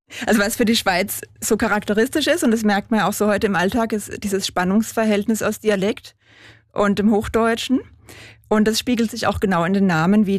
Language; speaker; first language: German; native; German